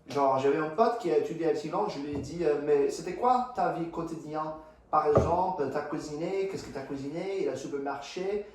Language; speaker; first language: French; non-native, fluent; English